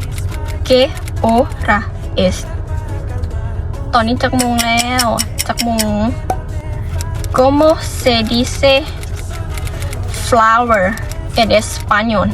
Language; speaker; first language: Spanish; non-native, fluent; Lao